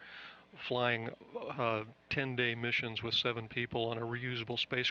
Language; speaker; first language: English; native; English